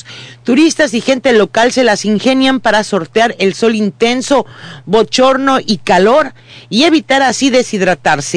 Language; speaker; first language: Spanish; native; Spanish